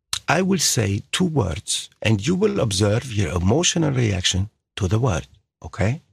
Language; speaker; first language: English; non-native, fluent; German